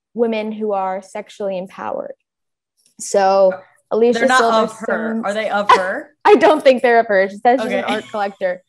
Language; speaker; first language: English; native; English